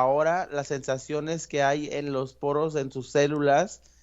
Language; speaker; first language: Spanish; native; Spanish